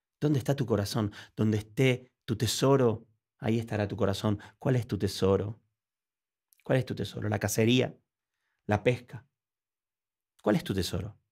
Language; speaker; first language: Spanish; native; Spanish